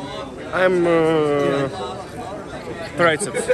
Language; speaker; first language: English; non-native, learner; Ukrainian